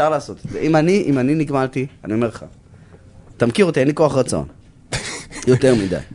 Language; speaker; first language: Hebrew; native; Hebrew